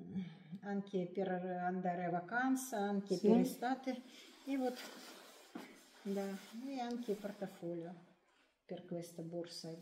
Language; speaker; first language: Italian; non-native, learner; Russian